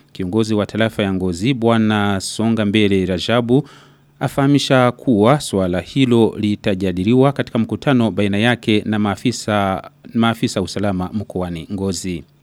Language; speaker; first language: Swahili; non-native, local second language; Rundi